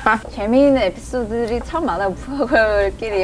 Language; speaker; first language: Korean; native; Korean